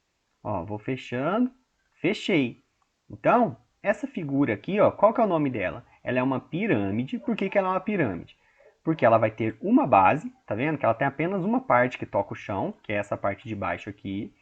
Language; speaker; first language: Portuguese; native; Portuguese